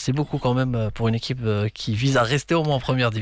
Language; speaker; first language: French; non-native, local second language; Arabic